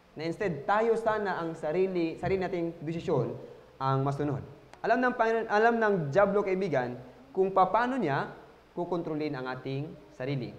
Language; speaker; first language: Filipino; non-native, local second language; Cebuano